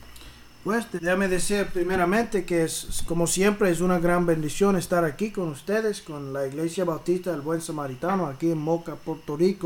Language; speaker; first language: Spanish; early bilingual, heritage; English